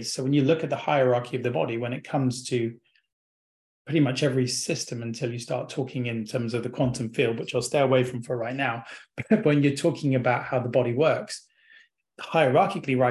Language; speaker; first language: English; native; English